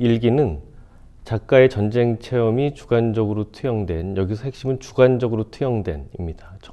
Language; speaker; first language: Korean; native; Korean